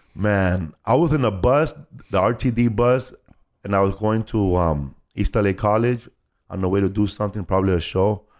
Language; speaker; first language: English; native; English